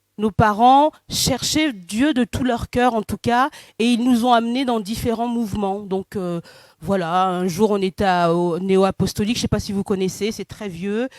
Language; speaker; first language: French; early bilingual, other home language; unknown